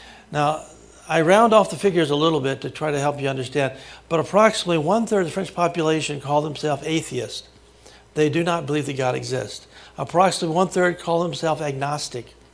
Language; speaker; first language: English; native; English